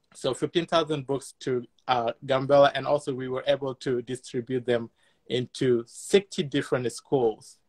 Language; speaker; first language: English; non-native, fluent; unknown